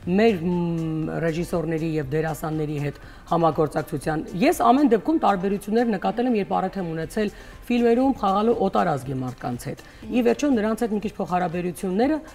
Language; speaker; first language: Armenian; native; Armenian